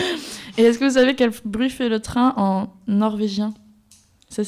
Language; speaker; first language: French; native; French